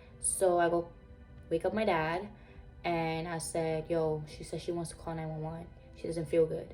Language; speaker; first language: English; native; English